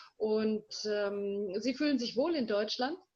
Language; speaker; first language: German; native; German